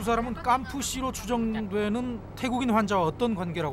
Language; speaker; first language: Korean; native; Korean